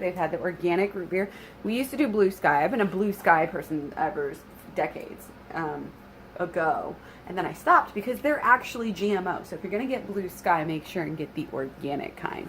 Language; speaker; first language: English; native; English